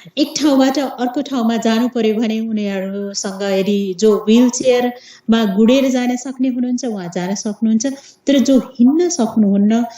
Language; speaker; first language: Nepali; non-native, local second language; Awadhi